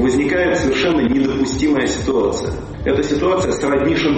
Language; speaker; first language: Russian; native; Russian